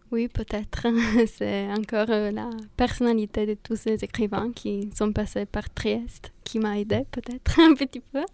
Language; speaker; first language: French; non-native, fluent; Italian